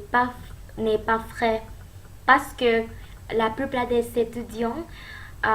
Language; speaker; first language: French; non-native, learner; Thai